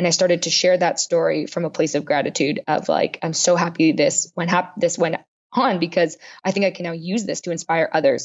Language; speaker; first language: English; native; English